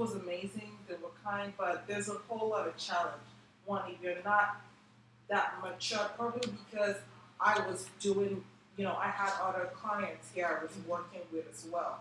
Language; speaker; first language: English; non-native, local second language; Igbo